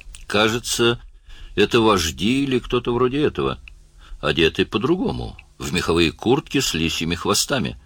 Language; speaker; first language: Russian; native; Russian